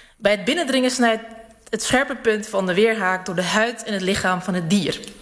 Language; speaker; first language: Dutch; early bilingual, other home language; Serbian